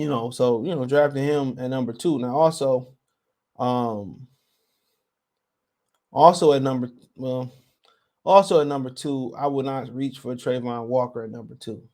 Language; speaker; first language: English; native; English